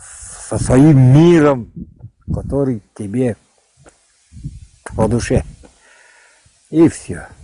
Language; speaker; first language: Russian; non-native, local second language; Yakut